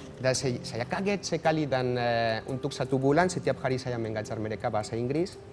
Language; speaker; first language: Indonesian; non-native, fluent; Catalan